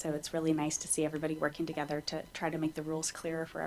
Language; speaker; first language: English; native; English